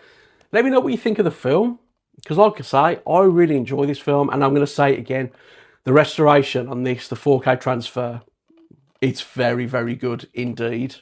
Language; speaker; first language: English; native; English